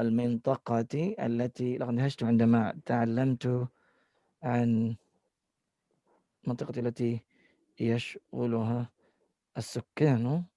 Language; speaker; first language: Arabic; non-native, fluent; English